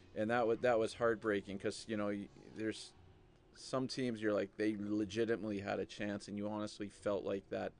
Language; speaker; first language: English; native; English